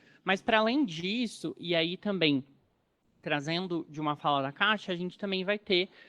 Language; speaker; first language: Portuguese; native; Portuguese